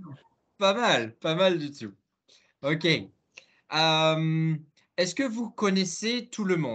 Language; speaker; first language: French; non-native, fluent; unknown